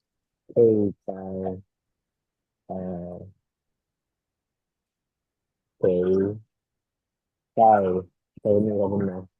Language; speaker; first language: Chinese; non-native, learner; Indonesian